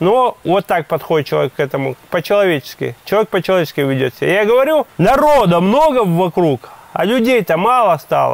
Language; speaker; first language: Russian; native; Russian